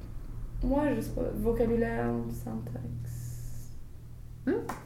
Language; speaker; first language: French; non-native, learner; English